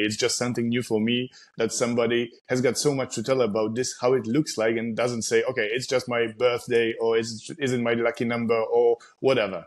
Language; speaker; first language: English; non-native, fluent; Polish